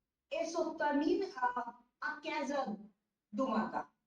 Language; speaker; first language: French; non-native, learner; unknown